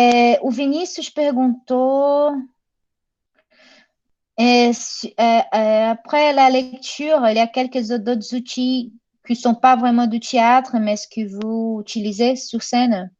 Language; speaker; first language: French; non-native, fluent; Portuguese